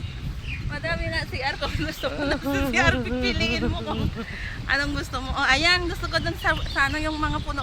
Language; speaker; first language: Filipino; non-native, learner; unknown